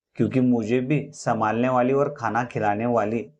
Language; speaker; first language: Hindi; non-native, local second language; Marathi